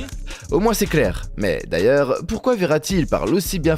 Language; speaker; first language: French; native; French